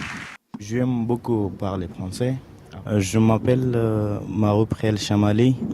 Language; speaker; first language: French; non-native, learner; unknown